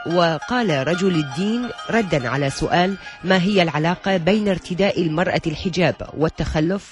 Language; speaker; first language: Arabic; native; Arabic